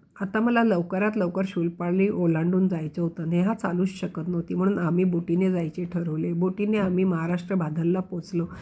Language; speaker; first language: Marathi; non-native, local second language; Konkani